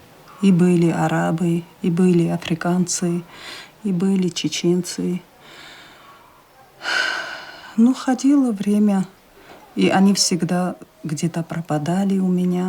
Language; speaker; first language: Russian; non-native, local second language; Chechen